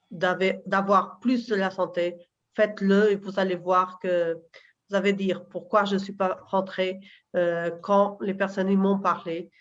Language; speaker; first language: French; non-native, learner; Portuguese